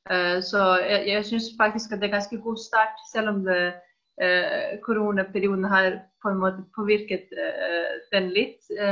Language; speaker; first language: Swedish; non-native, fluent; Icelandic